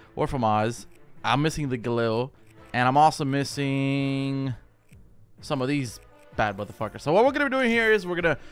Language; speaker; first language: English; native; English